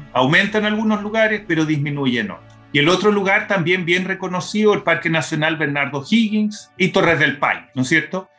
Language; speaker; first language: Spanish; early bilingual, other home language; Portuguese